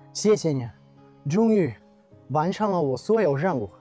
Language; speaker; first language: Chinese; non-native, fluent; Russian